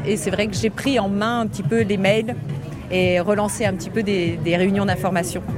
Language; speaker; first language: French; native; French